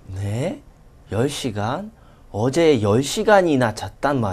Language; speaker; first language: Korean; non-native, learner; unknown